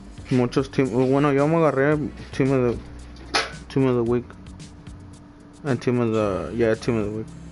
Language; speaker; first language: English; early bilingual, other home language; Spanish